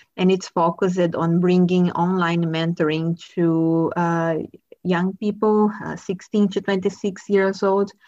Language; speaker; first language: English; non-native, fluent; Portuguese